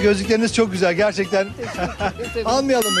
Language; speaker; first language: Turkish; native; Turkish